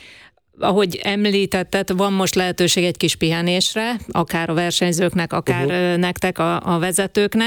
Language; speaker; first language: Hungarian; native; Hungarian